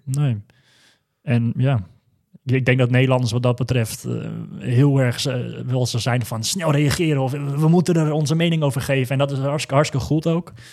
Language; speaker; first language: Dutch; native; Dutch